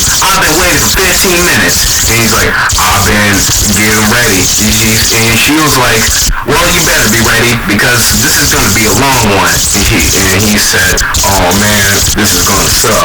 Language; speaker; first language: English; native; English